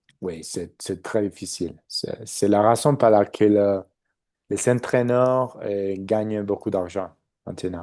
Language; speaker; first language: French; non-native, learner; Spanish